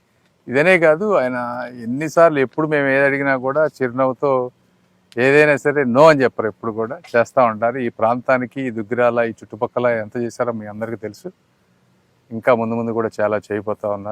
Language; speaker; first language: Telugu; native; Telugu